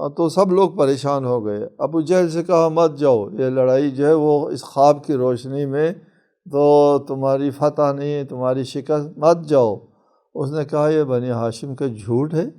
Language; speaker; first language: Urdu; non-native, local second language; Balti